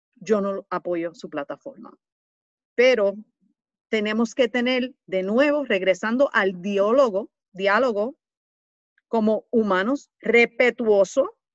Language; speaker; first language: Spanish; early bilingual, heritage; Spanish